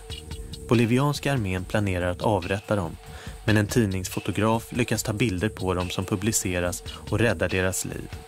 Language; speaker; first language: Swedish; native; Swedish